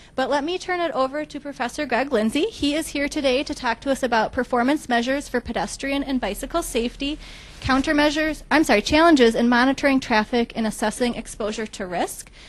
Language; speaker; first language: English; native; English